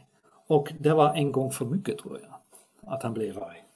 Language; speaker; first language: Swedish; non-native, fluent; Dutch